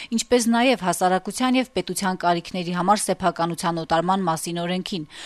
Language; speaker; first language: Armenian; native; Armenian